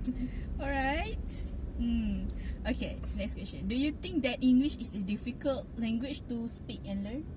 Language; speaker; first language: English; non-native, local second language; Malay